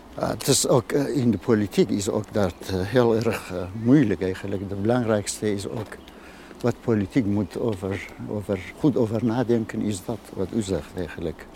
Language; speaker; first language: Dutch; non-native, fluent; Persian